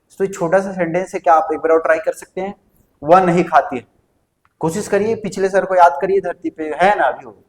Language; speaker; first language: Hindi; native; Hindi